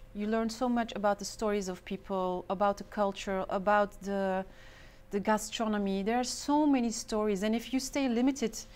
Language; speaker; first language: English; non-native, fluent; Turkish